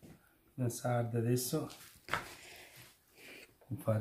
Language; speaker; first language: Italian; non-native, learner; Sinhala